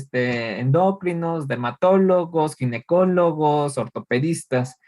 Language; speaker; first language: Spanish; native; Spanish